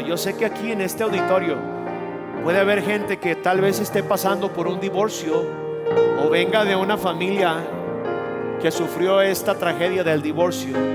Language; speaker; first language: Spanish; native; Spanish